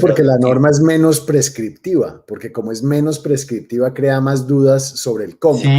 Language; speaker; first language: Spanish; native; Spanish